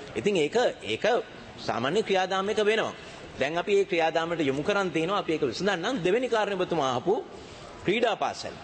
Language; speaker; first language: Sinhala; native; Sinhala